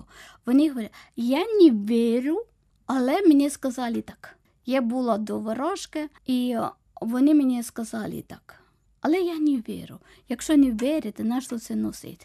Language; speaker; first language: Ukrainian; non-native, fluent; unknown